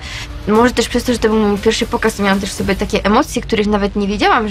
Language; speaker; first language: Polish; native; Polish